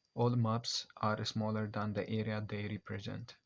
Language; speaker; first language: English; non-native, local second language; Amharic